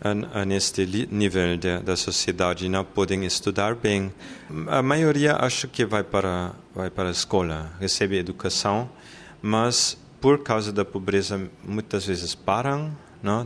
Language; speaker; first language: Portuguese; non-native, fluent; German